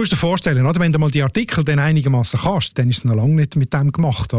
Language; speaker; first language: German; native; German